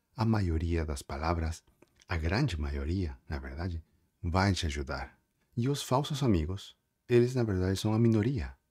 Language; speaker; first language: Portuguese; non-native, fluent; Spanish